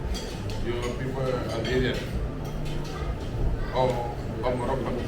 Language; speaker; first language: English; non-native, learner; Indonesian